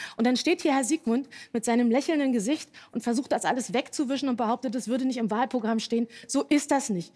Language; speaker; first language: German; native; German